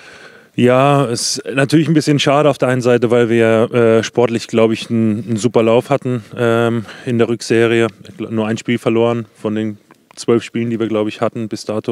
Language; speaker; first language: German; native; German